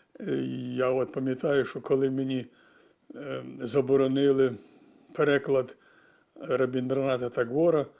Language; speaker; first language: Ukrainian; native; Ukrainian